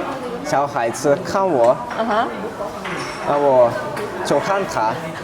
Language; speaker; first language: Chinese; non-native, learner; Russian